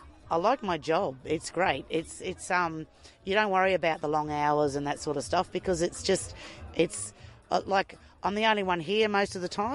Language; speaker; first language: English; native; English